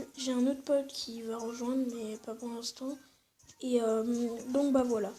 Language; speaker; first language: French; native; French